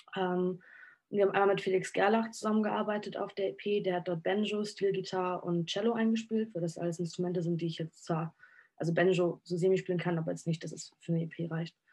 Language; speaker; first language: German; native; German